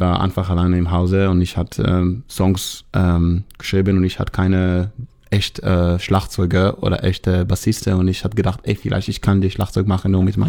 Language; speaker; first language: German; non-native, fluent; Hebrew